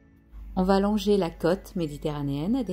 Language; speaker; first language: French; non-native, local second language; Arabic